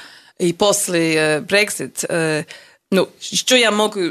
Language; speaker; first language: Russian; non-native, learner; English